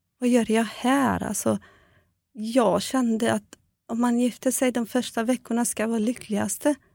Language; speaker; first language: Swedish; non-native, fluent; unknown